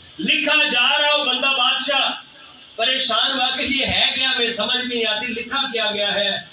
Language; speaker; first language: Urdu; non-native, local second language; Punjabi